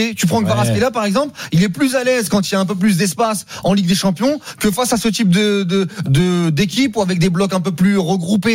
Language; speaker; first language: French; native; French